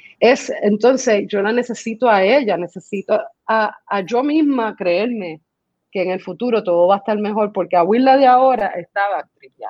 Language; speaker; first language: Spanish; early bilingual, other home language; English